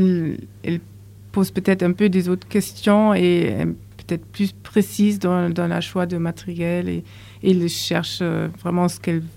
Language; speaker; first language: French; non-native, fluent; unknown